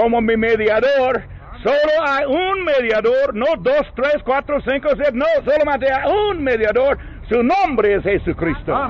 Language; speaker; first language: Spanish; non-native, learner; English